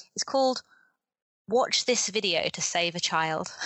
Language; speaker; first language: English; native; English